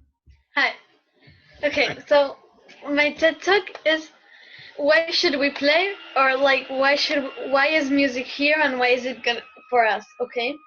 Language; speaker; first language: English; non-native, fluent; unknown